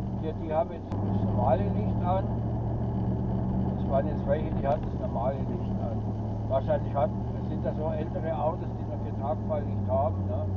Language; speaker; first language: German; native; German